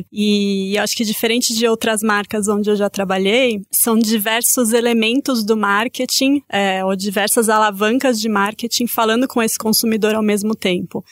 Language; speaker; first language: Portuguese; native; Portuguese